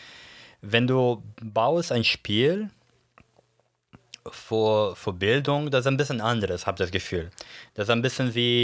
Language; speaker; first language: German; non-native, fluent; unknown